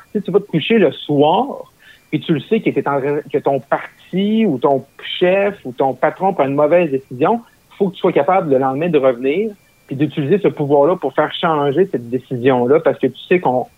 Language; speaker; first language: French; native; French